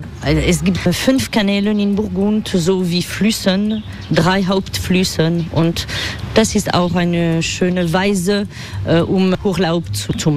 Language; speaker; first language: German; non-native, fluent; French